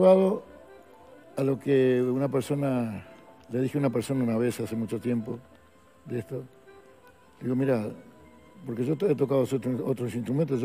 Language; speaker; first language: Spanish; native; Spanish